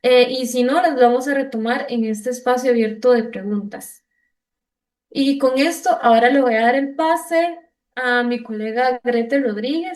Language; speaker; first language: Spanish; native; Spanish